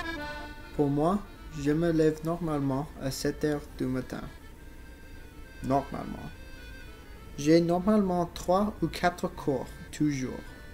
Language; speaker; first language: French; non-native, learner; English